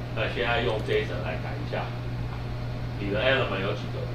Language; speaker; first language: Chinese; native; Chinese